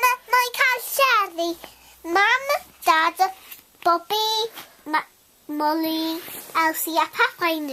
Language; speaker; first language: Welsh; non-native, local second language; English